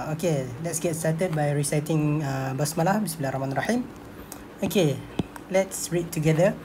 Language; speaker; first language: English; non-native, local second language; Malay